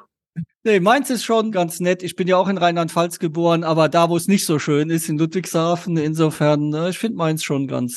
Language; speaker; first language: German; native; German